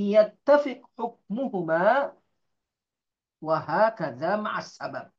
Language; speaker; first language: Arabic; non-native, fluent; Indonesian